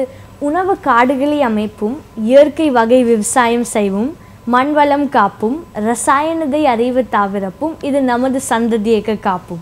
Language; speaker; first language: Tamil; non-native, local second language; Hindi